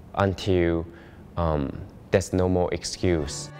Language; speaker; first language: English; non-native, fluent; Chinese